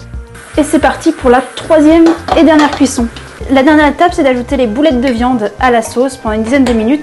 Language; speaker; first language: French; native; French